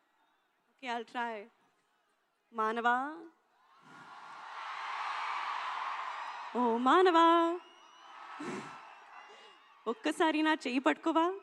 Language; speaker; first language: Telugu; non-native, learner; Hindi